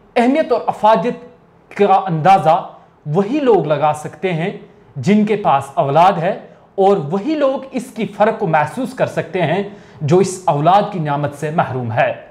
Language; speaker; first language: Hindi; non-native, local second language; Kashmiri